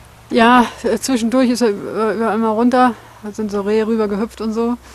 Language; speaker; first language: German; native; German